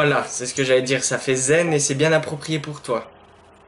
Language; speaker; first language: French; native; French